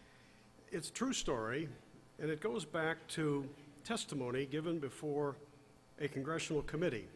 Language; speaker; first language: English; native; English